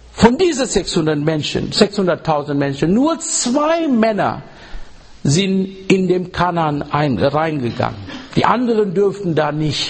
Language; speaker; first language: German; non-native, learner; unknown